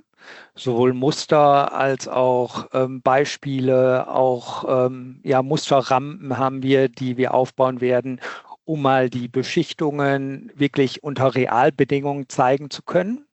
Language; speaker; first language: German; native; German